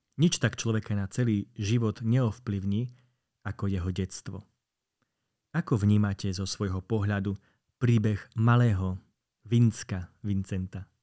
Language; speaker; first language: Slovak; native; Slovak